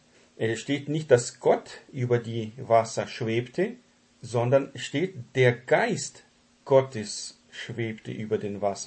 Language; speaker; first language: German; non-native, fluent; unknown